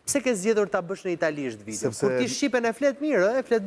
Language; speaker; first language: Albanian; native; Albanian